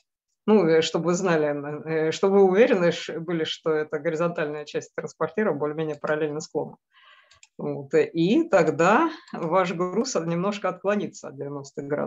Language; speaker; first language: Russian; native; Russian